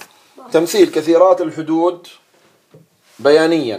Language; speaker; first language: Arabic; native; Arabic